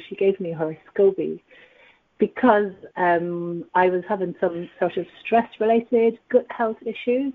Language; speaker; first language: English; native; English